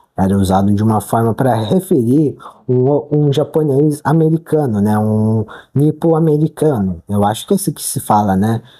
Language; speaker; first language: Portuguese; native; Portuguese